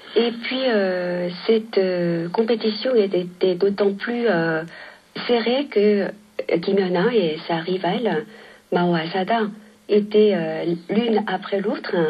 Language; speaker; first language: French; non-native, fluent; Korean